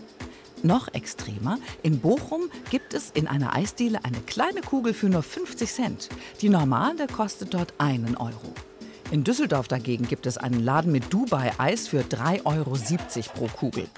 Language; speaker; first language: German; native; German